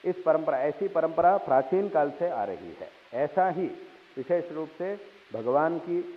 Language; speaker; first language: Hindi; non-native, local second language; Telugu